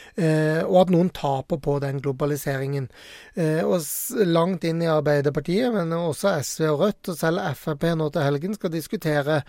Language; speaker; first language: Norwegian; native; Norwegian